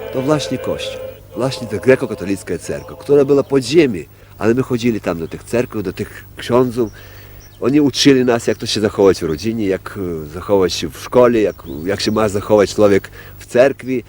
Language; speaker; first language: Polish; non-native, local second language; Ukrainian